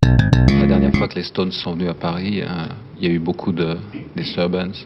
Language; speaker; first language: French; native; French